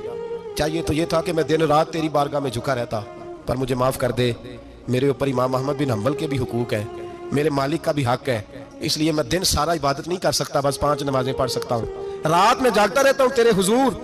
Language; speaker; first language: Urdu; non-native, local second language; Punjabi